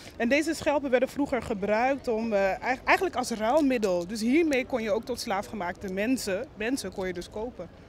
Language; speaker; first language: Dutch; non-native, local second language; Papiamento